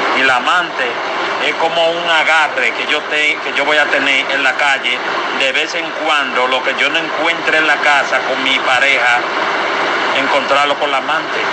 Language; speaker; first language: Spanish; early bilingual, heritage; Spanish